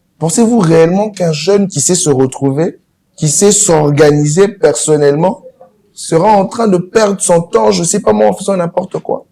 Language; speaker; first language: French; non-native, local second language; Lingala